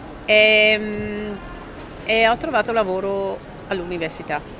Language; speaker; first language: Italian; non-native, fluent; English